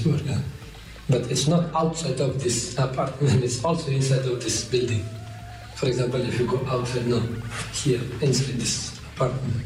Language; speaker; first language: English; non-native, learner; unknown